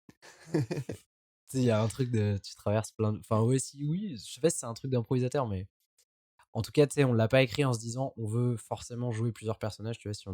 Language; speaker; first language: French; native; French